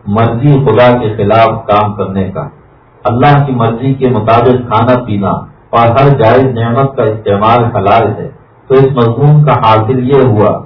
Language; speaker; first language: Urdu; native; Urdu